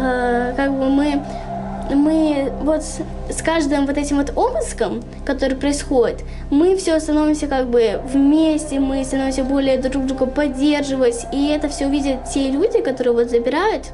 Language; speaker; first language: Russian; native; Russian